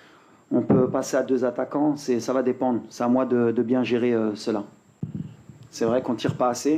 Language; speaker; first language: French; native; French